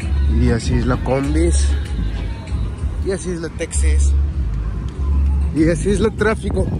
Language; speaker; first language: Spanish; non-native, learner; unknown